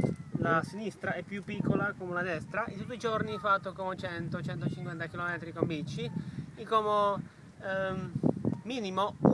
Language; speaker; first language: Italian; non-native, learner; Czech